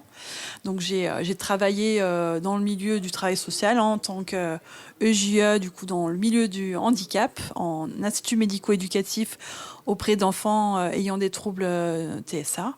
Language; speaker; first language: French; native; French